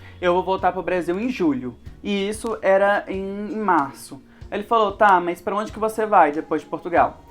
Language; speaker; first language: Portuguese; native; Portuguese